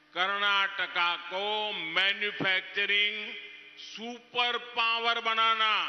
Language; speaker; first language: Hindi; non-native, local second language; Gujarati